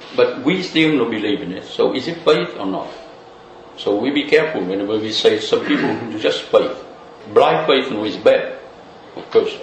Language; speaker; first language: English; non-native, fluent; Vietnamese